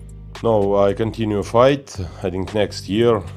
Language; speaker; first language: English; non-native, learner; Ukrainian